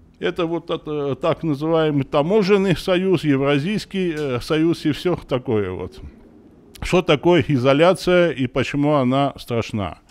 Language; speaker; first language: Russian; non-native, local second language; Armenian